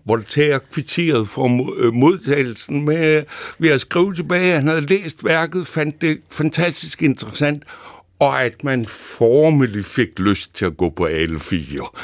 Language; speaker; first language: Danish; native; Danish